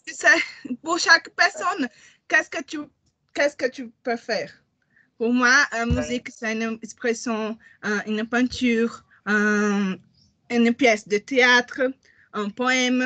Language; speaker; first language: French; non-native, learner; Portuguese